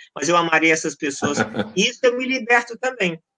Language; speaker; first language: Portuguese; native; Portuguese